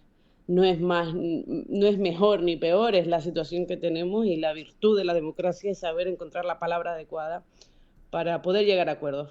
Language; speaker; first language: Spanish; native; Spanish